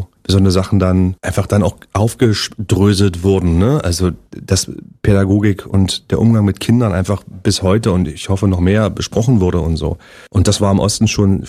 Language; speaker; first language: German; native; German